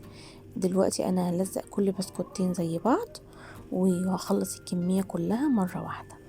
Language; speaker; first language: Arabic; native; Arabic